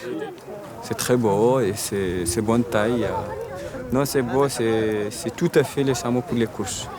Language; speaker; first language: French; non-native, local second language; Fula